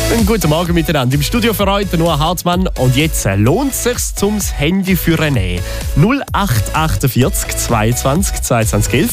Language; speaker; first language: German; native; German